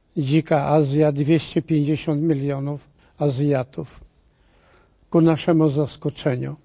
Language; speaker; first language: Polish; native; Polish